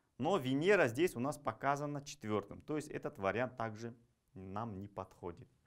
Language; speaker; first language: Russian; non-native, local second language; Kazakh